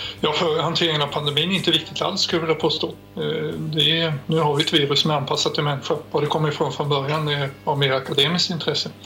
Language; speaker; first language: Swedish; native; Swedish